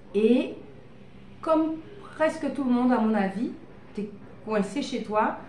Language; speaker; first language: French; native; French